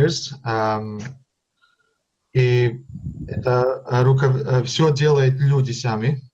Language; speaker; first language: Russian; early bilingual, heritage; Russian